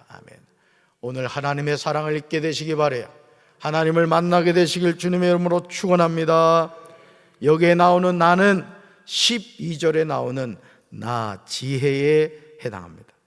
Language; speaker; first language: Korean; native; Korean